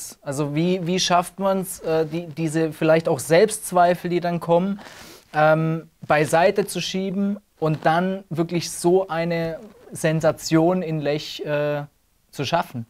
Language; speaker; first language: German; native; German